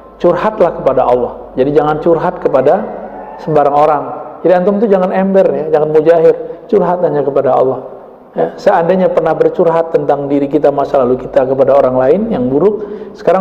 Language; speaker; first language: Indonesian; native; Indonesian